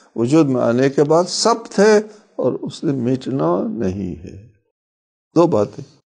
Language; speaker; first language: Urdu; non-native, local second language; Balti